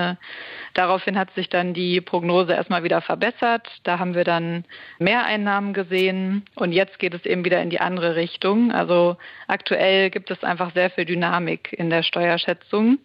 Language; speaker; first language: German; native; German